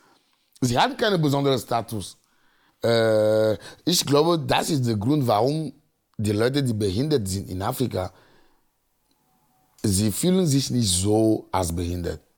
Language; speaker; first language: German; non-native, learner; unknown